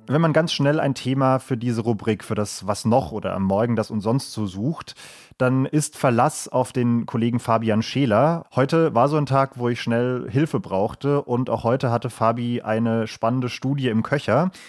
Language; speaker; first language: German; native; German